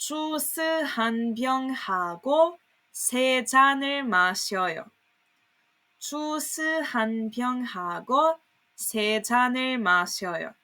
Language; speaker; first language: Korean; non-native, fluent; Serbian